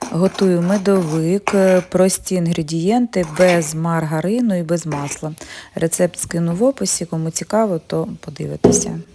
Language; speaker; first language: Ukrainian; non-native, local second language; Russian